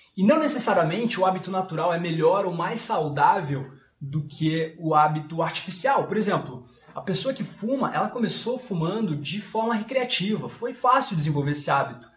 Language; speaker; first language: Portuguese; non-native, fluent; French